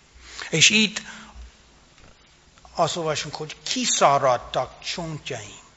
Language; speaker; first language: Hungarian; non-native, fluent; English